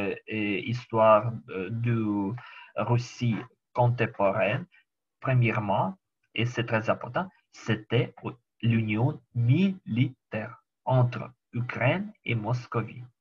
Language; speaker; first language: French; non-native, learner; Ukrainian